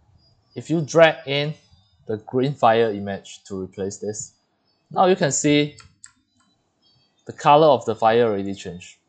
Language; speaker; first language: English; non-native, fluent; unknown